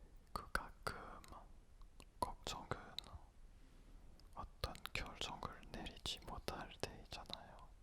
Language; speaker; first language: Korean; non-native, fluent; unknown